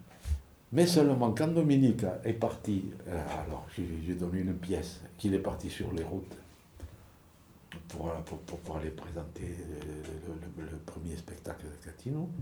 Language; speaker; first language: French; native; French